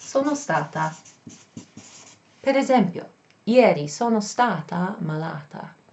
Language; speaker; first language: Italian; non-native, fluent; English